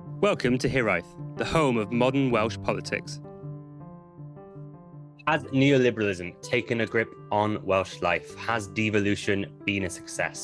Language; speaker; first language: English; native; English